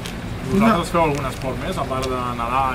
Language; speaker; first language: Catalan; native; Catalan